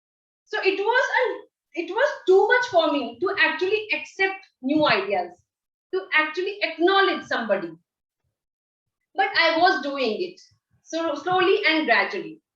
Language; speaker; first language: English; non-native, local second language; Hindi